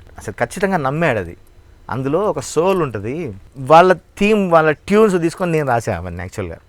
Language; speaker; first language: Telugu; native; Telugu